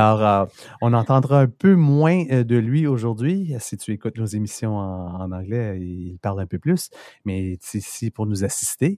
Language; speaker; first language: French; native; French